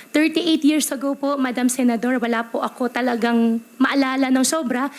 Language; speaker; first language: Filipino; native; Filipino